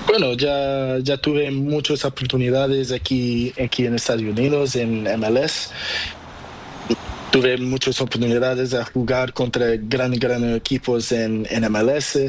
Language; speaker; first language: Spanish; non-native, learner; Portuguese